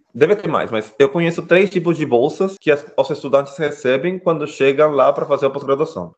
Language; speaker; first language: Portuguese; non-native, fluent; Spanish